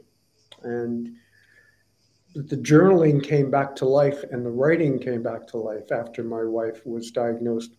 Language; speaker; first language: English; native; English